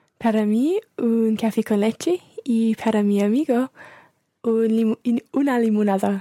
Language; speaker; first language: Spanish; non-native, learner; English